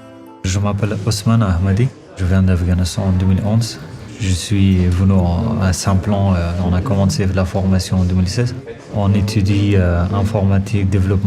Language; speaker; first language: French; non-native, fluent; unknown